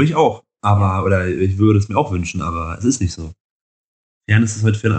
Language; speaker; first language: German; native; German